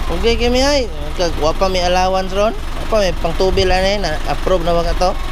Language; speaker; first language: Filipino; non-native, local second language; Cebuano